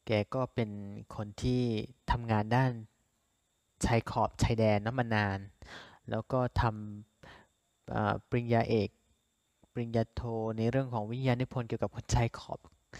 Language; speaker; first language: Thai; non-native, local second language; S'gaw Karen